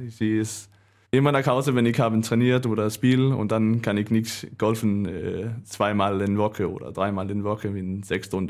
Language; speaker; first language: German; non-native, learner; Danish